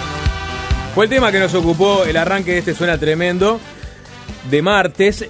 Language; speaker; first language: Spanish; native; Spanish